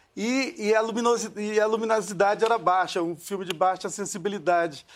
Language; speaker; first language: Portuguese; native; Portuguese